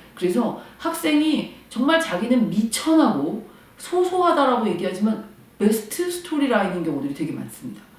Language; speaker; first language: Korean; native; Korean